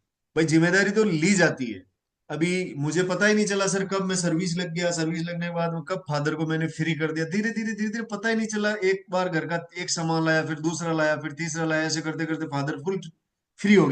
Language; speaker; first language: Hindi; native; Hindi